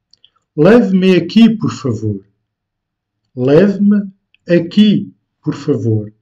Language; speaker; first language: Portuguese; non-native, fluent; French